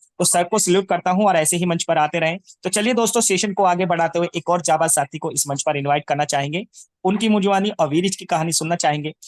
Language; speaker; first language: Hindi; native; Hindi